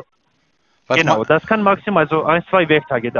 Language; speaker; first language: German; non-native, learner; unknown